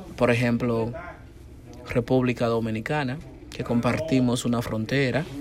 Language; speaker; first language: Spanish; non-native, fluent; Haitian Creole